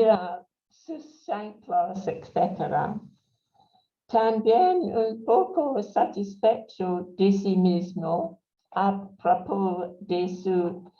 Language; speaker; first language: Spanish; non-native, fluent; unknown